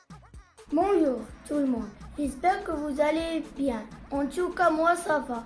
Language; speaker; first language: French; non-native, learner; Arabic